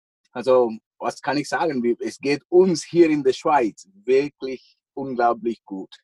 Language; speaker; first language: German; non-native, fluent; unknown